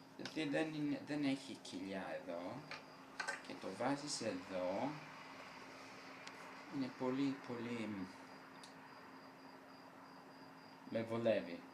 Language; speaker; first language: Greek; non-native, fluent; Italian